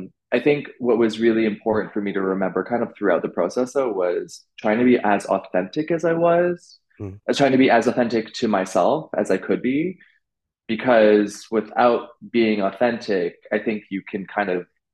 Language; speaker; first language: English; native; English